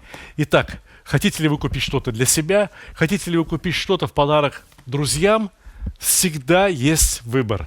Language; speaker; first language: Russian; native; Russian